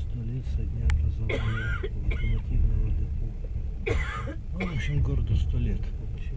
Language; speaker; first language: Russian; native; Russian